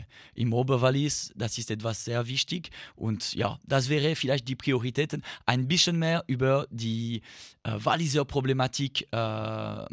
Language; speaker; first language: German; non-native, learner; French